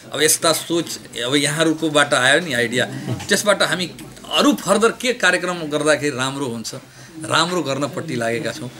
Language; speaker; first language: Nepali; non-native, local second language; Bhojpuri